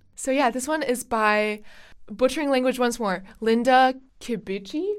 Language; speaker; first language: English; non-native, fluent; Chinese